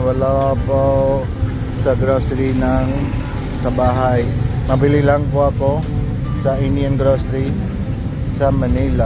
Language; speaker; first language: Filipino; non-native, learner; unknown